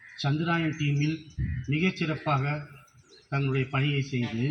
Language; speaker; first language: Tamil; native; Tamil